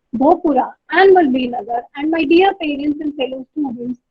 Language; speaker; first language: English; non-native, local second language; Hindi